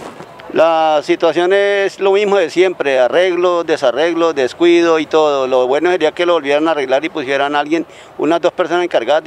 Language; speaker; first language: Spanish; native; Spanish